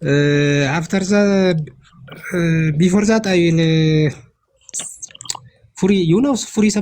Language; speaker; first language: English; non-native, learner; Amharic